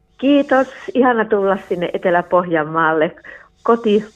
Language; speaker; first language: Finnish; native; Finnish